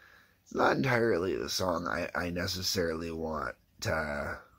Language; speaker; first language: English; native; English